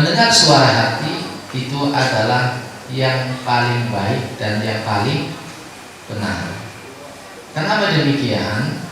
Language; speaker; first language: Indonesian; non-native, local second language; Javanese